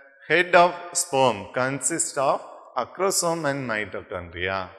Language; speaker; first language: English; non-native, local second language; Tamil